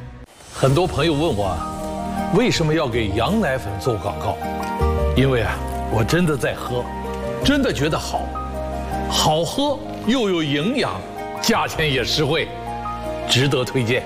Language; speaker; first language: Chinese; native; Chinese